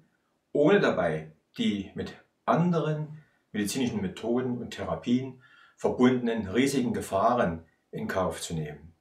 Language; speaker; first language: German; native; German